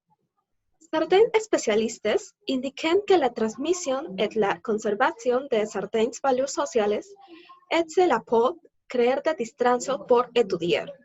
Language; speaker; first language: French; non-native, learner; Spanish